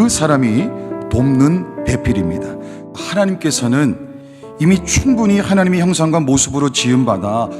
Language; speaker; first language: Korean; native; Korean